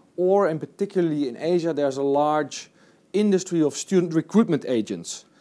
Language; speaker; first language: English; non-native, fluent; Dutch